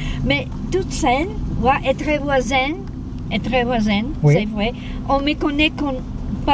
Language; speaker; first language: French; non-native, learner; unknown